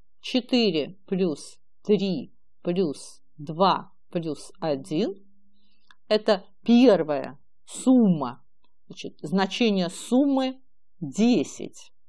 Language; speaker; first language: Russian; native; Russian